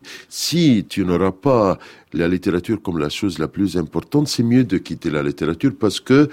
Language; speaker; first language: French; non-native, fluent; Arabic